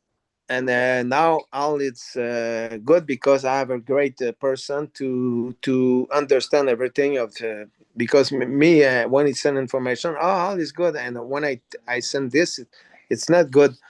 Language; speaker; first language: English; non-native, learner; French